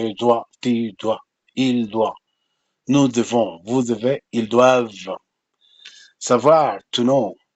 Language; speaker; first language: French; non-native, fluent; Spanish